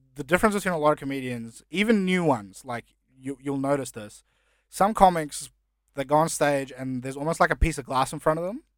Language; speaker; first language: English; early bilingual, other home language; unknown